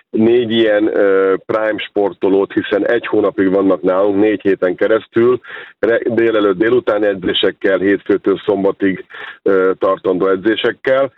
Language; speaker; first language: Hungarian; native; Hungarian